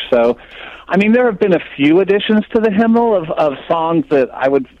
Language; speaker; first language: English; native; English